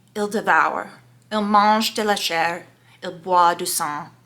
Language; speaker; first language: French; non-native, learner; English